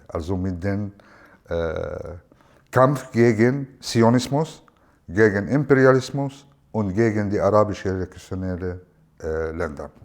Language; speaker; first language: German; non-native, fluent; Arabic